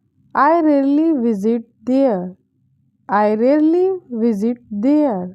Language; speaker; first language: English; non-native, fluent; Hindi